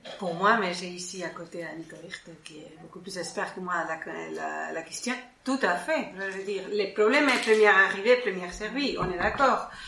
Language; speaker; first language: French; non-native, fluent; Spanish